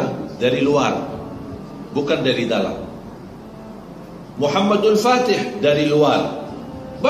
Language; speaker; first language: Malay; non-native, fluent; Arabic